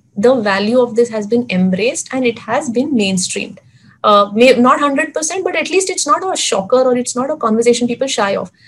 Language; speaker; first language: English; non-native, local second language; Hindi